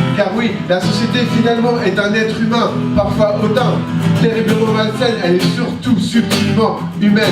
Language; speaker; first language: French; native; French